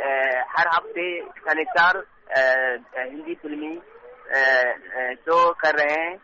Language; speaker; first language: Hindi; non-native, learner; Hausa